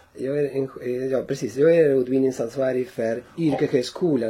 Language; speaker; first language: Swedish; non-native, fluent; Spanish